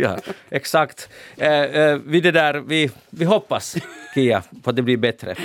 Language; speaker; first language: Swedish; native; Swedish